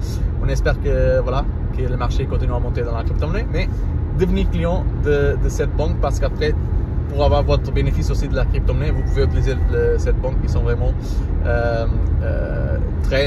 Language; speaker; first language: French; non-native, learner; Portuguese